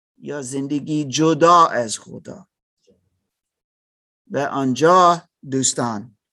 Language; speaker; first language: Persian; non-native, learner; German